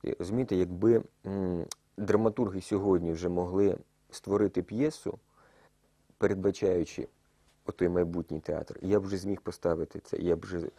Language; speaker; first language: Ukrainian; native; Ukrainian